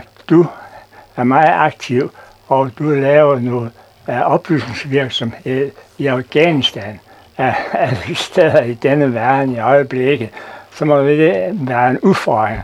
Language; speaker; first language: Danish; non-native, fluent; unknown